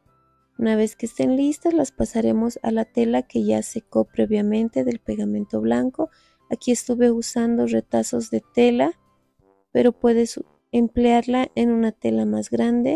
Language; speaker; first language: Spanish; native; Spanish